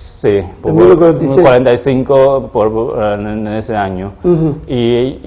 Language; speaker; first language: Spanish; non-native, fluent; Chinese